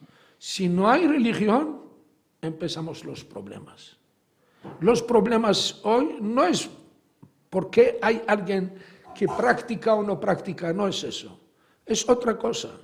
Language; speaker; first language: Spanish; non-native, fluent; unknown